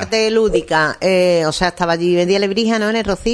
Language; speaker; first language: Spanish; native; Spanish